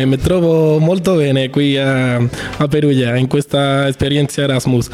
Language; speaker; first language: Italian; non-native, learner; Spanish